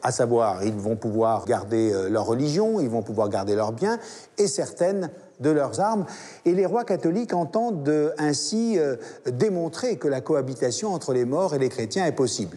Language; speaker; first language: French; native; French